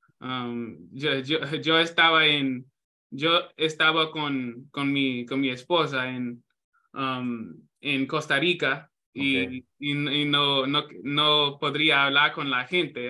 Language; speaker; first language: Spanish; non-native, learner; English